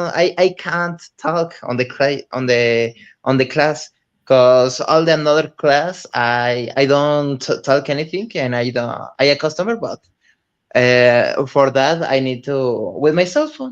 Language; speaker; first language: English; non-native, learner; Spanish